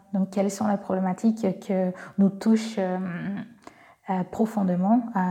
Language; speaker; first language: French; non-native, fluent; Portuguese